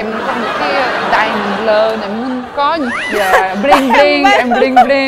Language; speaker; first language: Vietnamese; non-native, fluent; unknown